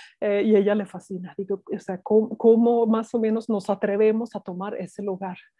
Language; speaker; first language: Spanish; non-native, fluent; Swedish